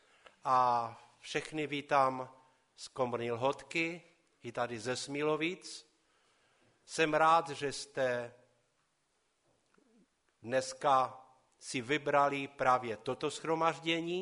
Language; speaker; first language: Czech; non-native, local second language; Polish